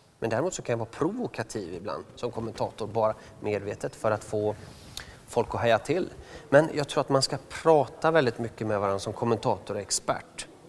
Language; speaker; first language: Swedish; early bilingual, other home language; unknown